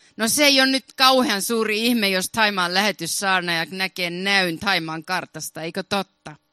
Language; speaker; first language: Finnish; early bilingual, heritage; Finnish